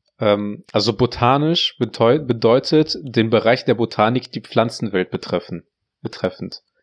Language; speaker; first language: German; early bilingual, other home language; Russian